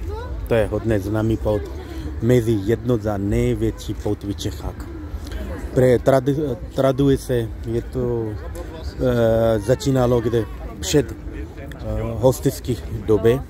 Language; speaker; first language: Czech; non-native, learner; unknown